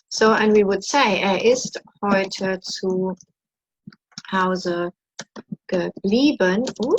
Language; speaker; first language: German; non-native, fluent; English